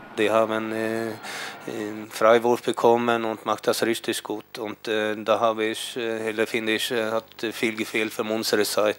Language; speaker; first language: German; non-native, learner; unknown